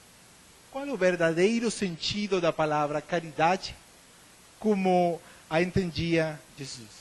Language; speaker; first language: Portuguese; non-native, learner; Spanish